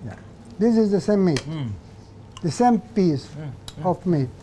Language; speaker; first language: English; non-native, learner; Italian